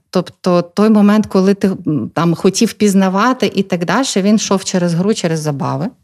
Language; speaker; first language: Ukrainian; native; Ukrainian